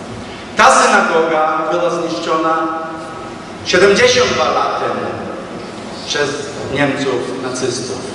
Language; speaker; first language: Polish; early bilingual, heritage; Polish